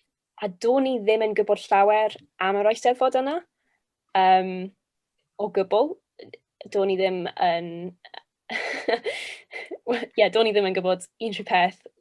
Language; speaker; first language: Welsh; non-native, local second language; English